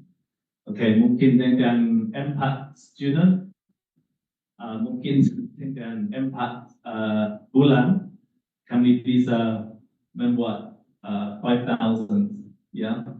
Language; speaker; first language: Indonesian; non-native, learner; English